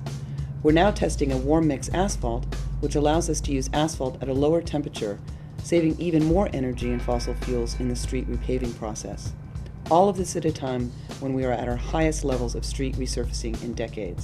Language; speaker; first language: English; native; English